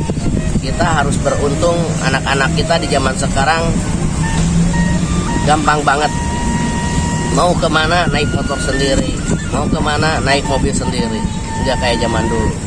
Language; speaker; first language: Indonesian; non-native, local second language; Sundanese